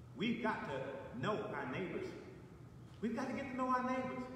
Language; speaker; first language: English; native; English